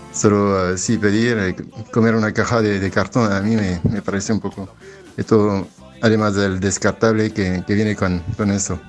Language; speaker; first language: Spanish; non-native, fluent; French